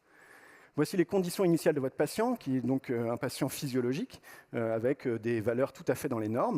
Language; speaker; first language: French; native; French